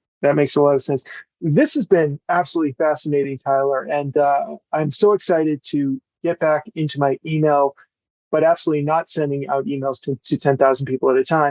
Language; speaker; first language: English; native; English